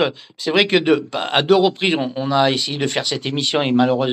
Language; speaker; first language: French; native; French